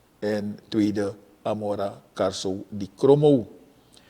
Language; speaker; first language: Dutch; native; Dutch